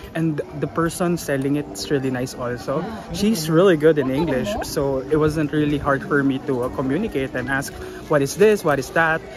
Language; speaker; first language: English; non-native, local second language; Filipino